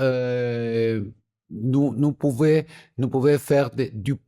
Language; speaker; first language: French; non-native, learner; Spanish